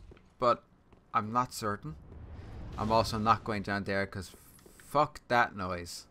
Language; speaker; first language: English; native; English